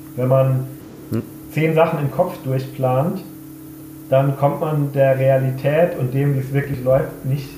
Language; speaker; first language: German; native; German